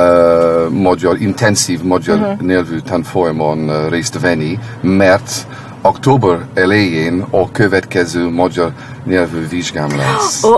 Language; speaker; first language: Hungarian; non-native, learner; English